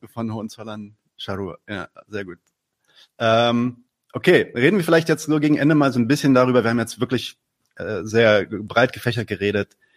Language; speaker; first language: German; early bilingual, other home language; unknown